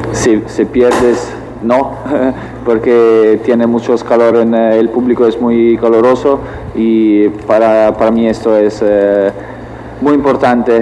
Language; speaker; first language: Spanish; non-native, learner; Italian